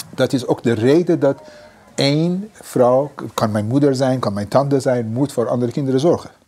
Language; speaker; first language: Dutch; non-native, fluent; Persian